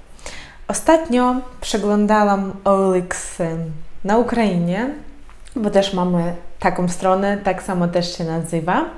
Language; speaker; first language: Polish; non-native, fluent; Ukrainian